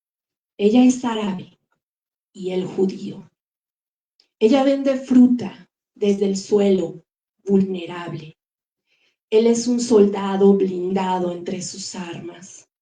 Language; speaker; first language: Spanish; native; Spanish